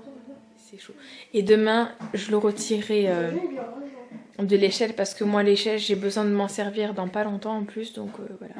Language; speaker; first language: French; native; French